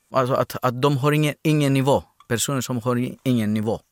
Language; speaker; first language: Swedish; non-native, fluent; Greek